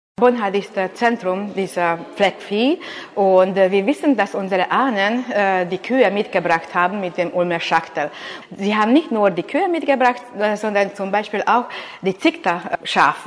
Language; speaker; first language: German; non-native, local second language; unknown